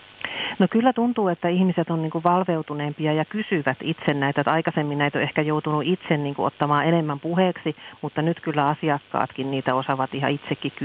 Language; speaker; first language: Finnish; native; Finnish